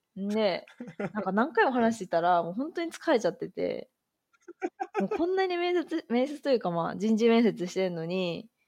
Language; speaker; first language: Japanese; native; Japanese